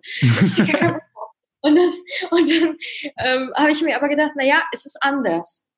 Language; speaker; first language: German; early bilingual, other home language; Russian